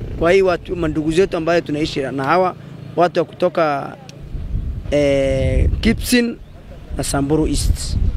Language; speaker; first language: Swahili; non-native, local second language; Somali